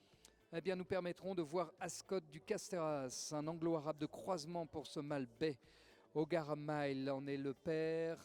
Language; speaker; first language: French; native; French